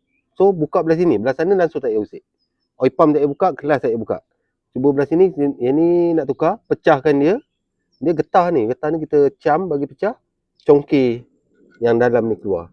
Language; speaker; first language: Malay; native; Malay